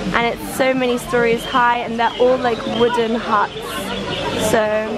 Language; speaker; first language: English; early bilingual, other home language; Persian